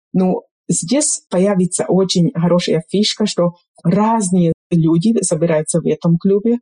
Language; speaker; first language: Russian; non-native, fluent; Hungarian